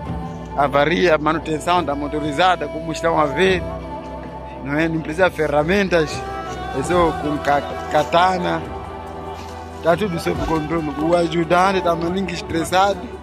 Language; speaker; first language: Portuguese; non-native, local second language; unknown